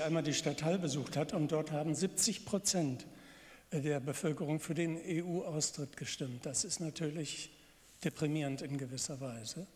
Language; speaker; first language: German; native; German